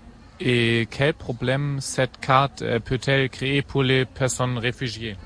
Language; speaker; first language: French; non-native, fluent; German